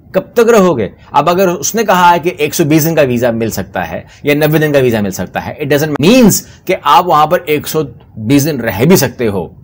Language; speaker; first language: Urdu; non-native, local second language; Punjabi